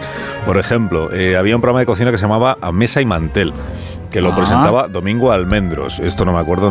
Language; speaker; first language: Spanish; native; Spanish